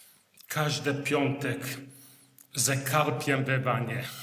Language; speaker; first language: Polish; non-native, learner; English